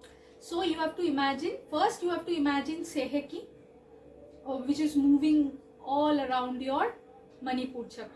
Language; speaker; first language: English; non-native, local second language; Bangla